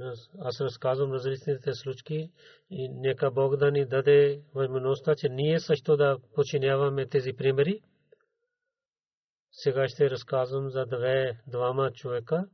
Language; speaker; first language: Bulgarian; non-native, learner; Urdu